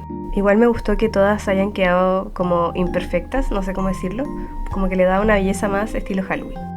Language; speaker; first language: Spanish; native; Spanish